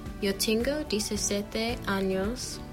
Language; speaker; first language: Spanish; non-native, learner; English